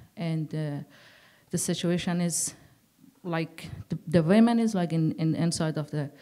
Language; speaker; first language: English; non-native, learner; Persian